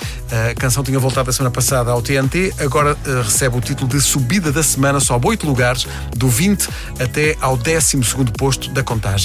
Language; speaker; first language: Portuguese; native; Portuguese